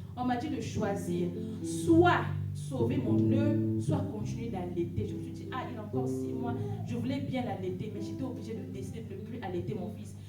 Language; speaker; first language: French; non-native, local second language; Lingala